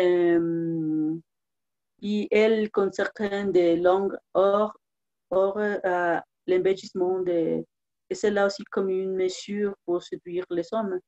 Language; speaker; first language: French; non-native, learner; Spanish